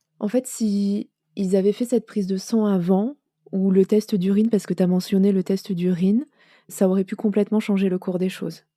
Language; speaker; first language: French; native; French